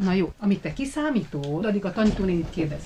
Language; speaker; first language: Hungarian; native; Hungarian